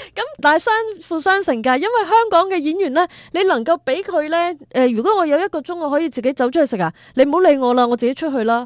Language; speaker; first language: Cantonese; native; Cantonese